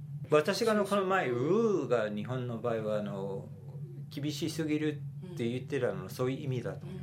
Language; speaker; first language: Japanese; non-native, fluent; English